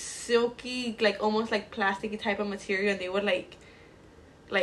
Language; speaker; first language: English; early bilingual, other home language; Spanish